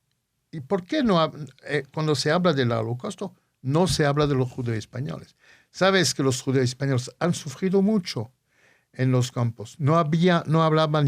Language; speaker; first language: Spanish; early bilingual, heritage; Ladino